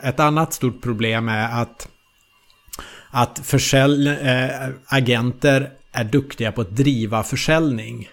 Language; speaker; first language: Swedish; native; Swedish